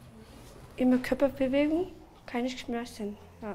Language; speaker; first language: German; non-native, learner; Turkish